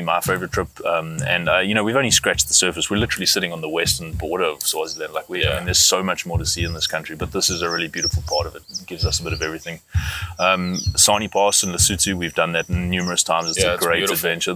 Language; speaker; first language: English; native; English